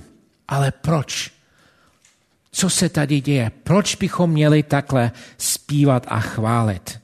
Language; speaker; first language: Czech; non-native, fluent; English